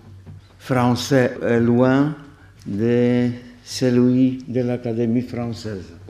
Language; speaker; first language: French; non-native, fluent; Polish